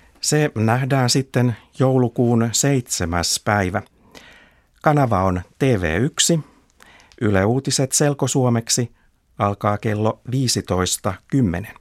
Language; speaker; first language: Finnish; native; Finnish